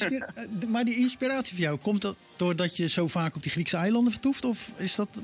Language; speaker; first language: Dutch; native; Dutch